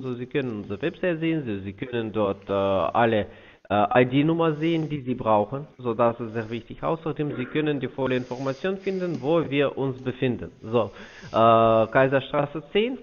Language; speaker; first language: German; non-native, fluent; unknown